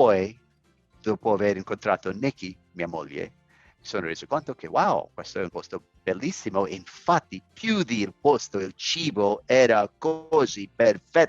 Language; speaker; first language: Italian; non-native, learner; English